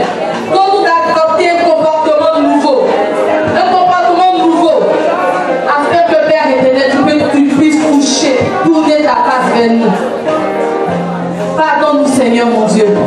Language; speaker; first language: French; non-native, local second language; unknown